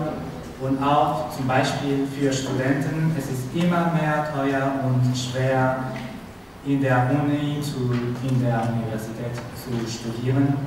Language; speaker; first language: German; non-native, learner; Spanish